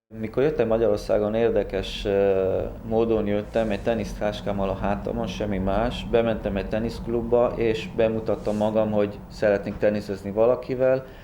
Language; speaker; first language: Hungarian; early bilingual, heritage; Hungarian